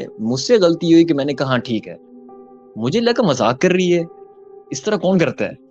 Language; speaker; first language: Urdu; early bilingual, heritage; Urdu